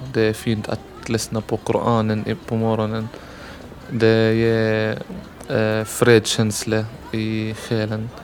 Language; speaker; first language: Swedish; non-native, learner; Arabic